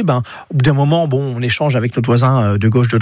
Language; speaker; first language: French; native; French